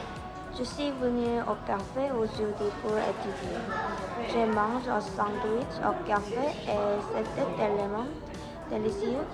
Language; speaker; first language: French; non-native, learner; Korean